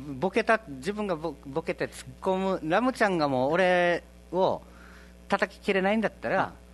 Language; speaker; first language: Japanese; native; Japanese